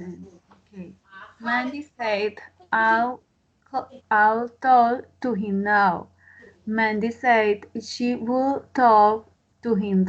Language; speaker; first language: English; non-native, learner; Spanish